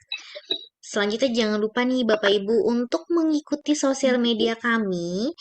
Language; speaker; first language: Indonesian; native; Indonesian